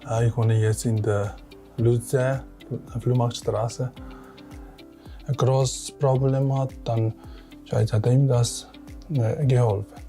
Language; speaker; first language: German; non-native, learner; Tibetan